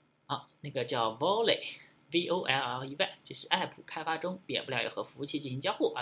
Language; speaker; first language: Chinese; native; Chinese